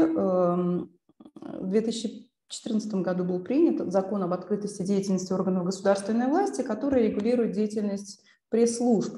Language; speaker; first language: Russian; non-native, local second language; Uzbek